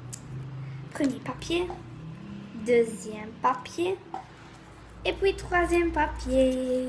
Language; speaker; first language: French; native; French